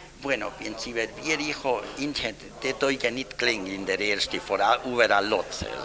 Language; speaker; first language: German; early bilingual, heritage; German